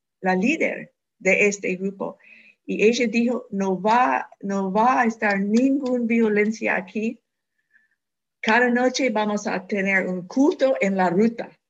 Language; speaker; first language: Spanish; non-native, fluent; English